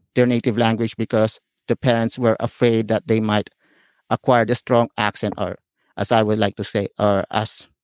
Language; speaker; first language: English; non-native, local second language; Filipino